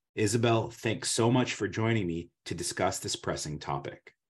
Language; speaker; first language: English; native; English